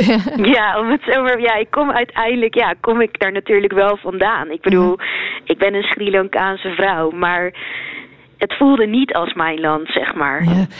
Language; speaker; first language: Dutch; native; Dutch